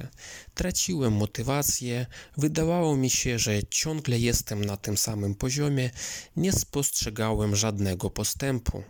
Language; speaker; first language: Polish; non-native, fluent; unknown